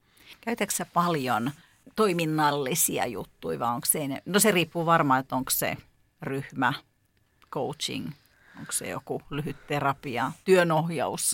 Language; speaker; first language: Finnish; native; Finnish